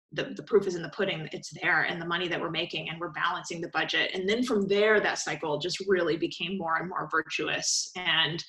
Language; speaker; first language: English; native; English